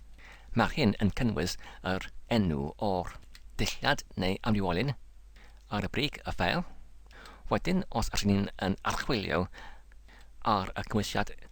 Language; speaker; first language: Welsh; non-native, learner; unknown